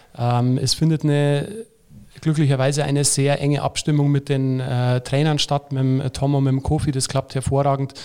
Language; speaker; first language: German; native; German